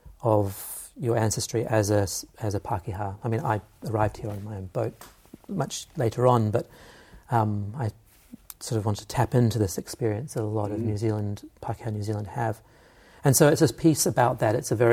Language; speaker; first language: English; native; English